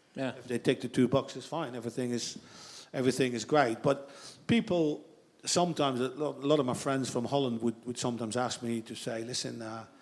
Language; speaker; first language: English; non-native, fluent; Dutch